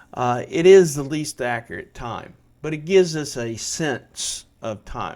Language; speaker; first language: English; native; English